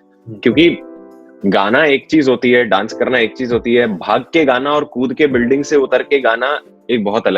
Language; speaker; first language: Hindi; native; Hindi